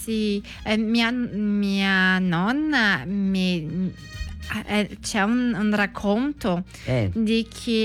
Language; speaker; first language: Italian; non-native, learner; Portuguese